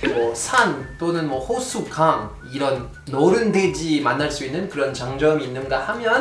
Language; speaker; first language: Korean; non-native, fluent; French